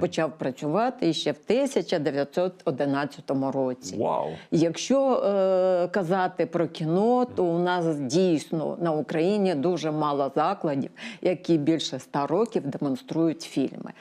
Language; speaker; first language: Ukrainian; native; Ukrainian